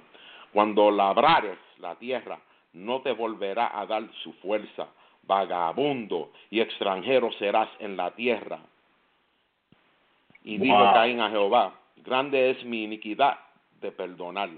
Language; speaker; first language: Spanish; native; Spanish